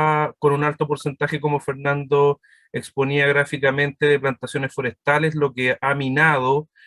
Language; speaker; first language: Spanish; native; Spanish